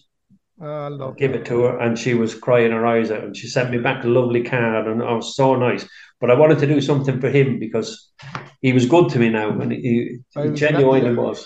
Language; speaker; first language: English; native; English